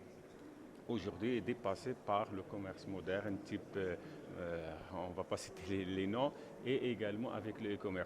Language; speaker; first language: French; non-native, local second language; Arabic